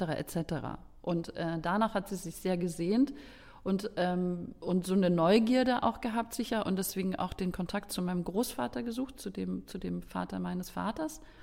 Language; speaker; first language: German; early bilingual, other home language; Lithuanian